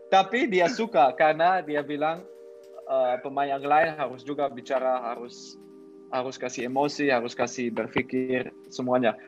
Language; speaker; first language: Malay; non-native, learner; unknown